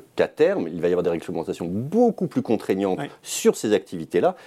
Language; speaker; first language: French; native; French